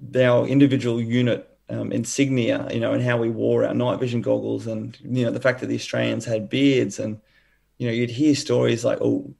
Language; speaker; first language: English; native; English